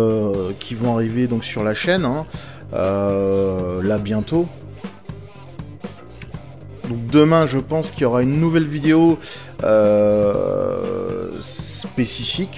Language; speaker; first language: French; native; French